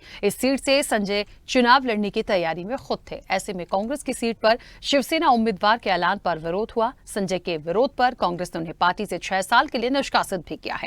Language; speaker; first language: Hindi; native; Hindi